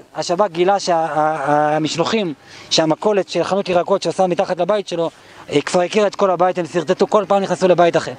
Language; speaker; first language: Hebrew; native; Hebrew